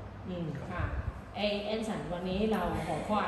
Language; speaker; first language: Thai; non-native, learner; Cantonese